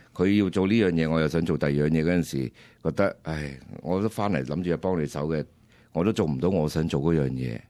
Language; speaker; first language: Cantonese; early bilingual, heritage; Cantonese